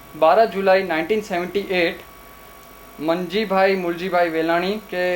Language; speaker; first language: Hindi; non-native, local second language; Gujarati